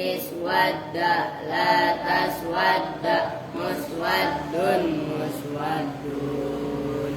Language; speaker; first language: Arabic; non-native, learner; Indonesian